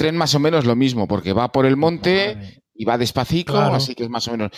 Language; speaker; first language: Spanish; native; Spanish